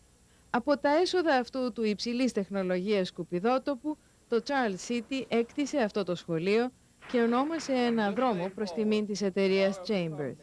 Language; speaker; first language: Greek; native; Greek